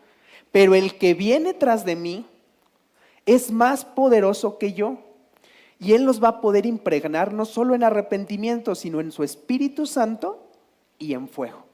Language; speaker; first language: Spanish; native; Spanish